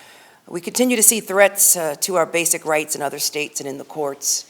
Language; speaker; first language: English; native; English